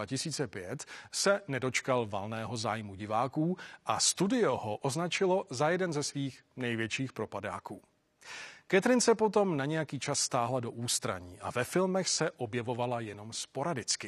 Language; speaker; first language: Czech; native; Czech